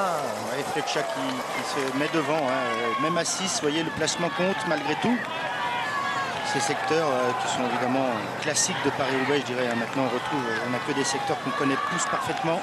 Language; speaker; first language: French; native; French